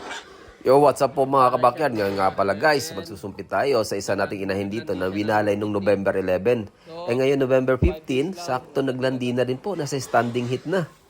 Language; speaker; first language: Filipino; native; Filipino